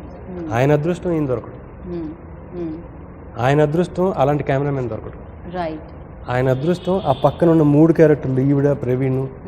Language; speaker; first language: Telugu; native; Telugu